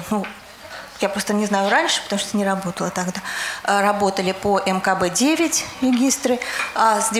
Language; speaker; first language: Russian; native; Russian